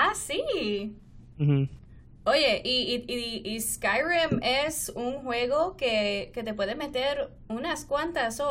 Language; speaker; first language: Spanish; non-native, fluent; English